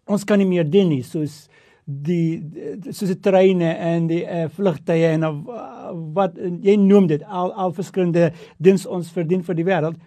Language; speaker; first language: Afrikaans; non-native, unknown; Turkish